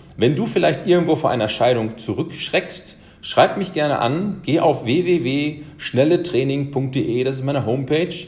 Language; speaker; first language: German; early bilingual, other home language; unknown